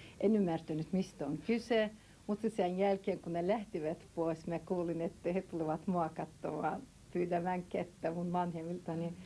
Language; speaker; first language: Finnish; non-native, fluent; Turkish